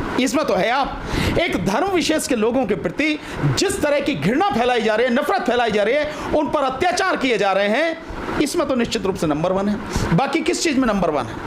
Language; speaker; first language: Hindi; native; Hindi